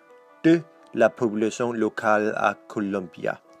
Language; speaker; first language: French; non-native, learner; Danish